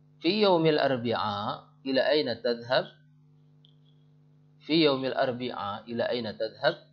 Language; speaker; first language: Arabic; non-native, fluent; Indonesian